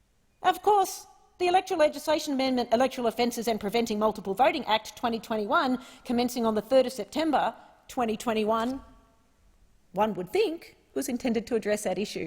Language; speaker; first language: English; native; English